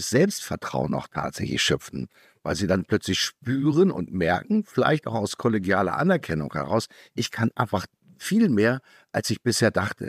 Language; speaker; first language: German; native; German